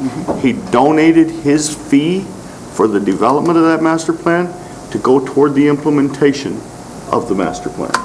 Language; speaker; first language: English; native; English